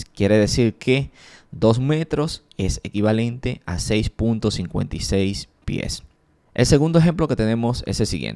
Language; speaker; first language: Spanish; native; Spanish